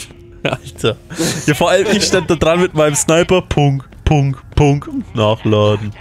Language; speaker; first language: German; native; German